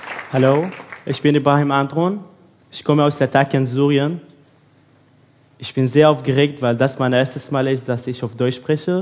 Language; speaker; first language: German; non-native, learner; Arabic